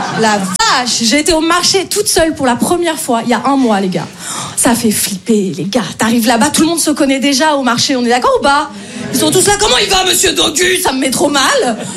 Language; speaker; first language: French; native; French